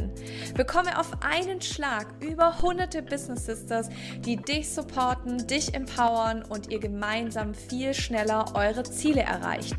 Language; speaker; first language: German; native; German